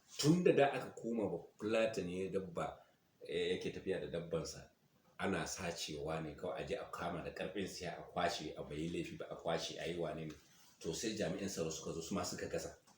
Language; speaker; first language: Hausa; non-native, local second language; Fula